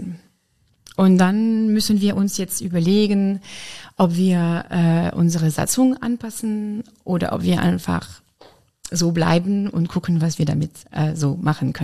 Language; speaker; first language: German; non-native, fluent; French